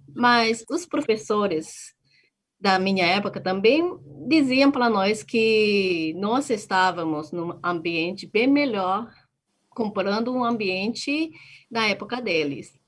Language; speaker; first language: Portuguese; non-native, fluent; Japanese